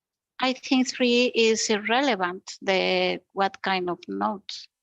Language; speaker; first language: English; non-native, learner; Spanish